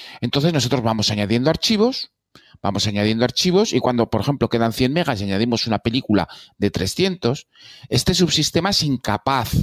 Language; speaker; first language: Spanish; native; Spanish